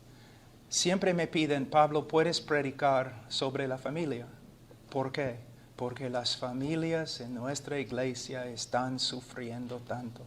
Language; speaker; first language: Spanish; non-native, fluent; English